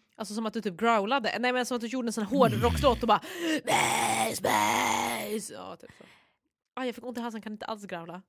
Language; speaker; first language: Swedish; native; Swedish